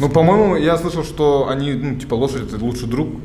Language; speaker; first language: Russian; native; Russian